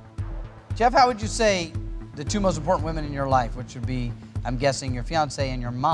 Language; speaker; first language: English; native; English